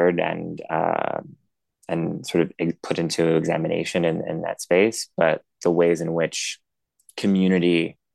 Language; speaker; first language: English; native; English